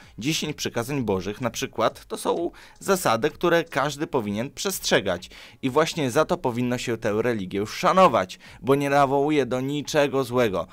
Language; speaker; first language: Polish; early bilingual, other home language; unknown